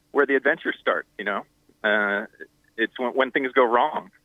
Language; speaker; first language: English; native; English